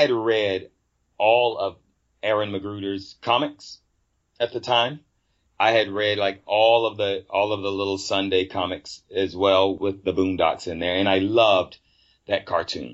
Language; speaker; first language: English; native; English